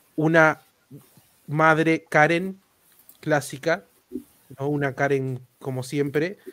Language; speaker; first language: Spanish; native; Spanish